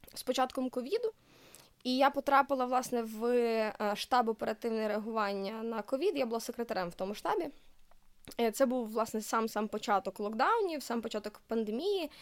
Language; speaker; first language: Ukrainian; native; Ukrainian